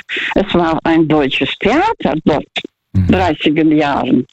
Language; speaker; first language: German; non-native, fluent; Russian